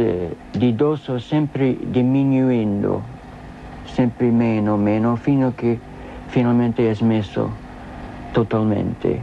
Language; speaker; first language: Italian; non-native, learner; English